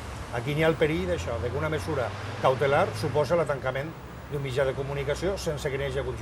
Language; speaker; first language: Catalan; native; Catalan